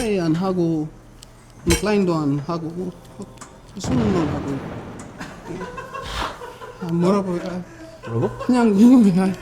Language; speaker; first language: Korean; non-native, fluent; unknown